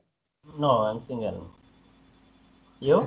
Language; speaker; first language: English; non-native, learner; Bangla